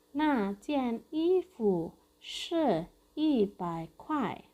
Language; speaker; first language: Chinese; non-native, fluent; Indonesian